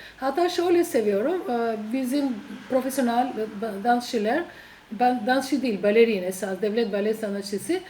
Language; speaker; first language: Turkish; non-native, fluent; Albanian